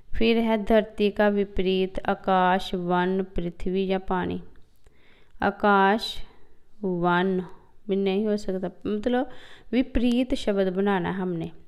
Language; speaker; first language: Hindi; non-native, local second language; Punjabi